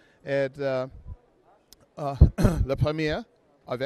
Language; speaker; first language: French; non-native, learner; English